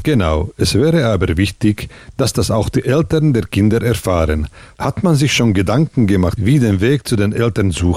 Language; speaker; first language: German; non-native, fluent; Slovak